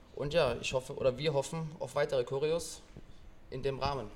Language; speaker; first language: German; native; German